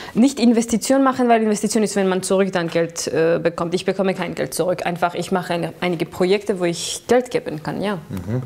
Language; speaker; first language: German; non-native, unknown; Georgian